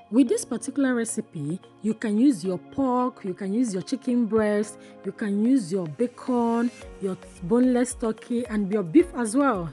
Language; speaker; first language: English; non-native, local second language; Igbo